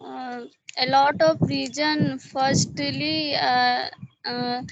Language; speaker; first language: English; non-native, learner; Hindi